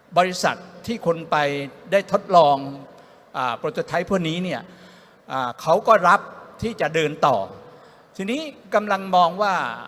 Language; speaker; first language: Thai; native; Thai